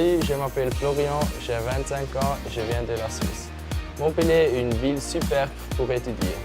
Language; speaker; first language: French; non-native, fluent; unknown